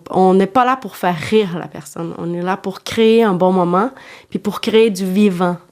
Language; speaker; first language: French; non-native, fluent; Portuguese